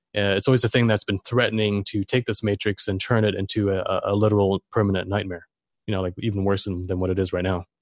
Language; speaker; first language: English; non-native, fluent; German